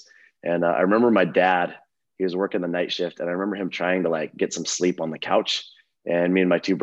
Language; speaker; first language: English; native; English